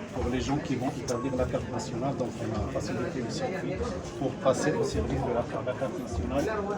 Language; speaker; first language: French; non-native, local second language; Arabic